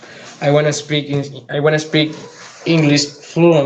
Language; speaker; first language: English; non-native, learner; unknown